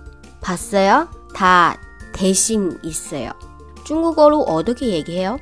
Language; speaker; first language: Korean; non-native, fluent; Chinese